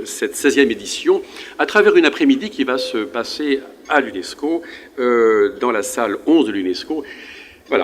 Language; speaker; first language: French; native; French